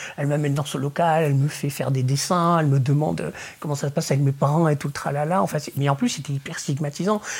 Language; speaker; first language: French; early bilingual, other home language; Spanish